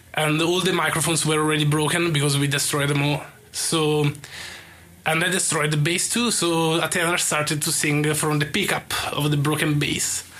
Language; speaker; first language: English; non-native, fluent; Italian